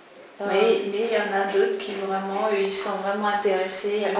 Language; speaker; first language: French; non-native, local second language; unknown